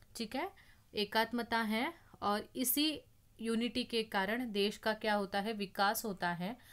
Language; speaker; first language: Hindi; non-native, local second language; Marathi